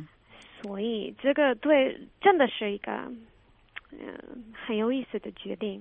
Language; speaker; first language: Chinese; non-native, fluent; English